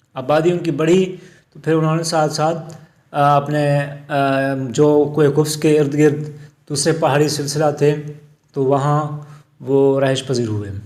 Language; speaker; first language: Urdu; non-native, local second language; Baluchi